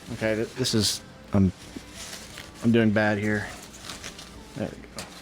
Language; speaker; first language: English; native; English